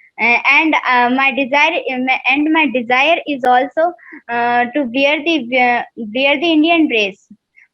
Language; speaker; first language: English; non-native, learner; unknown